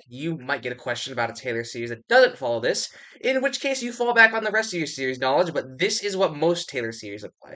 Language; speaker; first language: English; native; English